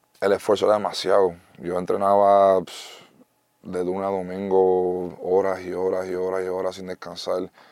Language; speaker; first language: Spanish; early bilingual, other home language; English